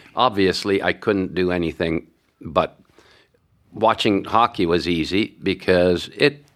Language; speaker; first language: English; early bilingual, other home language; Hungarian